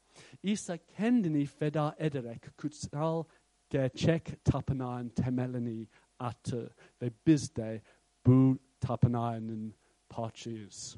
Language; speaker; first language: Turkish; non-native, fluent; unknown